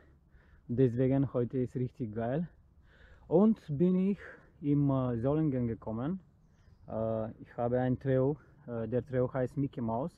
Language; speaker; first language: German; non-native, learner; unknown